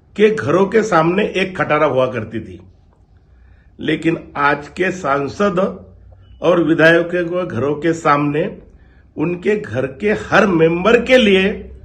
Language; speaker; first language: Hindi; non-native, local second language; Marathi